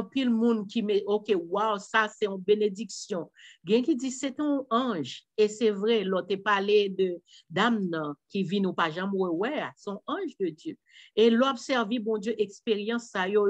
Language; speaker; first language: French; non-native, local second language; Haitian Creole